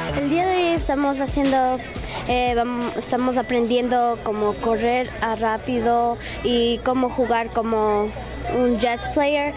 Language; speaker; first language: Spanish; early bilingual, heritage; Spanish